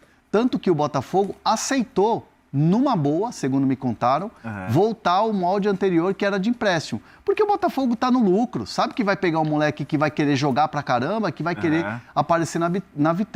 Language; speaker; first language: Portuguese; native; Portuguese